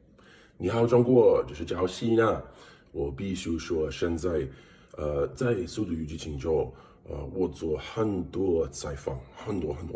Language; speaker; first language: Chinese; non-native, learner; English